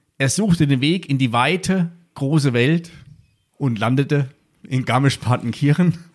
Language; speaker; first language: German; native; German